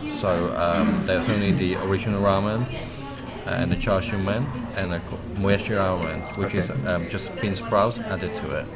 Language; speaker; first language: English; non-native, local second language; Cantonese